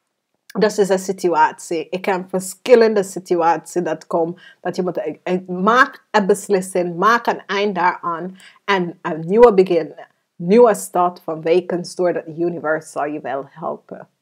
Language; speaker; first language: Dutch; non-native, fluent; English